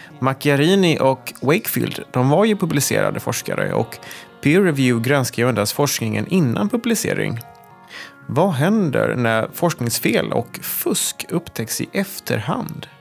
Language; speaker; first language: Swedish; native; Swedish